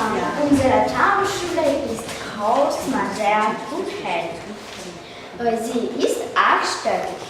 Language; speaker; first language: German; non-native, learner; Russian